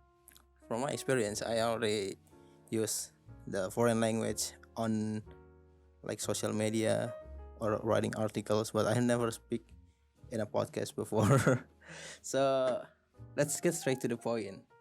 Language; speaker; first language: English; non-native, learner; Indonesian